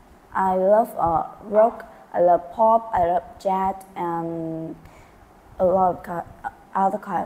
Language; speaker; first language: English; non-native, learner; Vietnamese